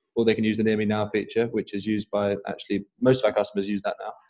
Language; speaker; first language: English; native; English